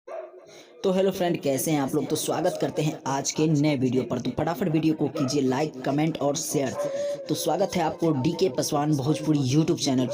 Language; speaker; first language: Hindi; non-native, local second language; Bhojpuri